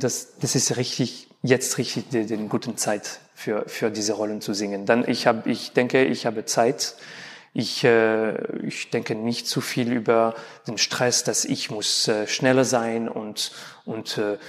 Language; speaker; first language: German; non-native, learner; French